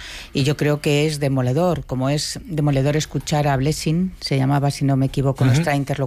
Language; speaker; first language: Spanish; native; Spanish